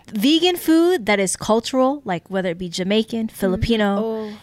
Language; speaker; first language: English; native; English